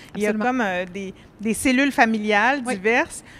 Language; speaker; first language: French; native; French